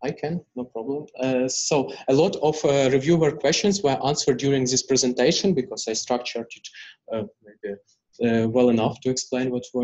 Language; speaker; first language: English; non-native, fluent; Ukrainian